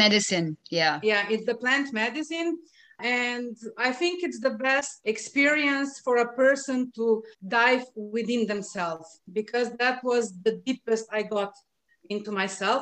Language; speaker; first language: English; non-native, fluent; Slovenian